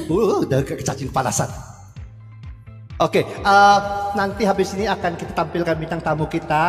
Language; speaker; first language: Indonesian; early bilingual, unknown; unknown